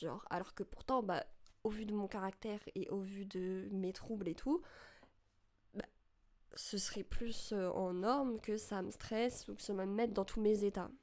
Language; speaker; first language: French; native; French